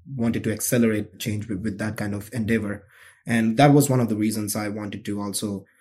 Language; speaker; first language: English; non-native, local second language; Hindi